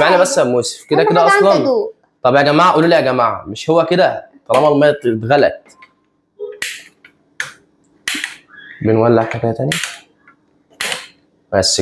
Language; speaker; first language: Arabic; native; Arabic